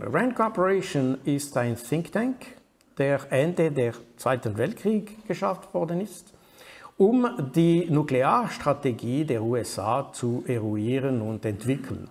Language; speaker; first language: German; non-native, fluent; French